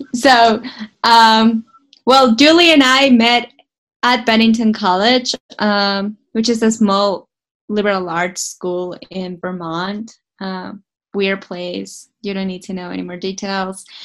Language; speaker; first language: English; non-native, fluent; Spanish